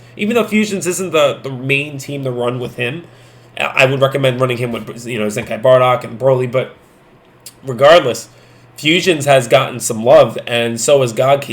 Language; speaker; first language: English; native; English